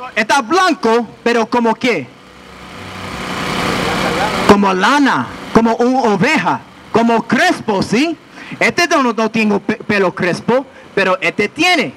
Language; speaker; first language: Spanish; non-native, learner; English